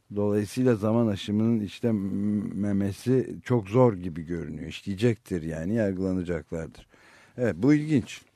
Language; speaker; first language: Turkish; native; Turkish